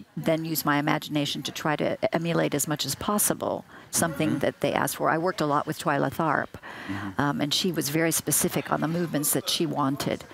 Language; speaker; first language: English; native; English